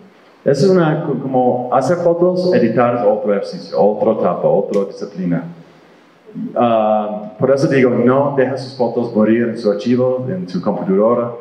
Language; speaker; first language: Spanish; non-native, fluent; English